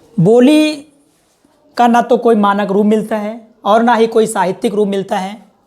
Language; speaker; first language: Hindi; native; Hindi